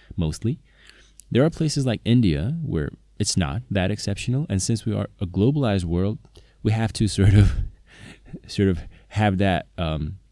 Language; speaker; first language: English; non-native, fluent; Slovak